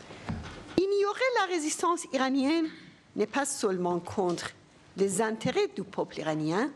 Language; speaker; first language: French; non-native, fluent; Persian